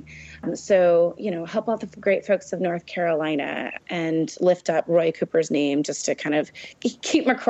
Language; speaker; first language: English; native; English